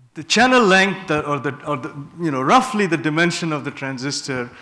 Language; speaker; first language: English; non-native, local second language; Bangla